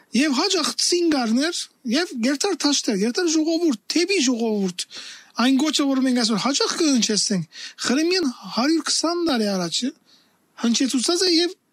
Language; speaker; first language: Armenian; native; Armenian